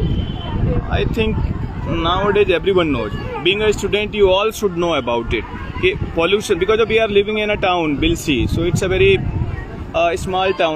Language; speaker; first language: English; non-native, local second language; Hindi